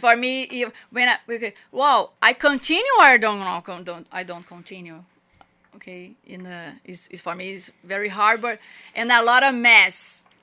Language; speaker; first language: English; non-native, learner; Portuguese